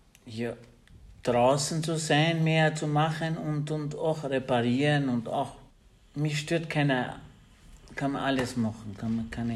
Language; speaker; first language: German; non-native, learner; Albanian